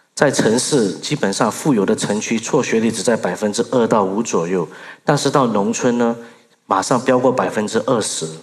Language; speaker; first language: Chinese; early bilingual, other home language; Burmese